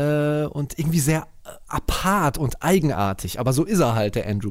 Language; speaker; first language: German; native; German